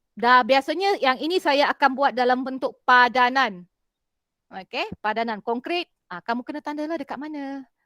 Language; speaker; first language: Malay; native; Malay